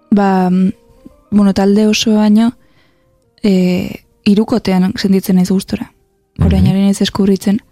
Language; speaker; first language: Basque; native; Basque